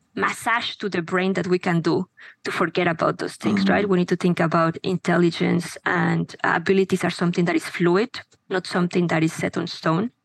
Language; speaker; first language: English; non-native, fluent; Spanish